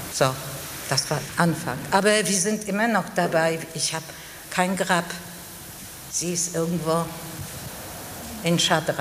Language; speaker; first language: German; non-native, fluent; Polish